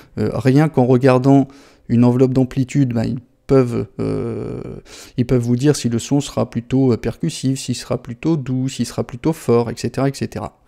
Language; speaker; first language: French; native; French